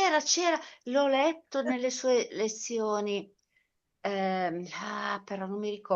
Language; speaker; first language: Italian; native; Italian